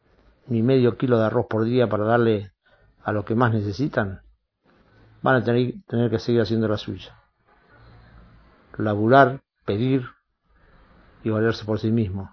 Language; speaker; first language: Spanish; native; Spanish